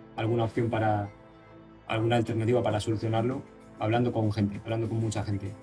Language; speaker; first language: Spanish; native; Spanish